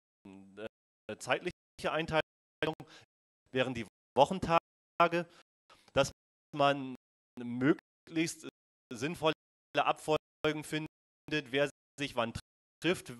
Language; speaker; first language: German; native; German